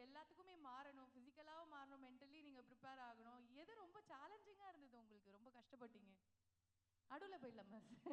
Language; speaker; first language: Tamil; native; Tamil